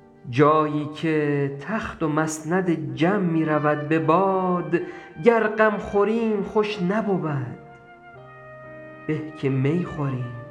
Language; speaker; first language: Persian; native; Persian